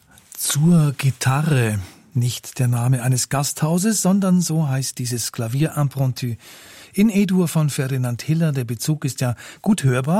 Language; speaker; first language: German; native; German